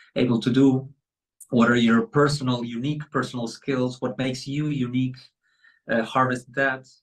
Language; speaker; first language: English; non-native, fluent; Spanish